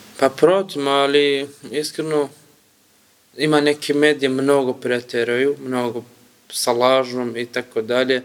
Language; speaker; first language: Serbian; non-native, learner; Kurdish